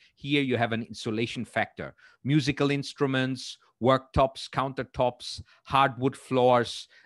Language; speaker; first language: English; non-native, fluent; German